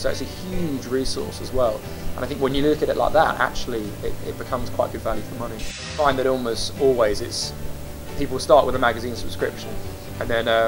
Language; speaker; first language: English; native; English